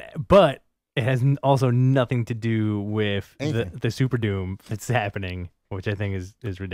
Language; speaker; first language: English; native; English